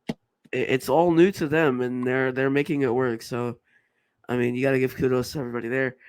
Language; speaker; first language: English; native; English